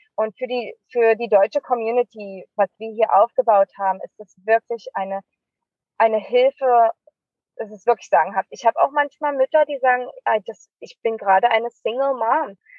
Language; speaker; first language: German; native; German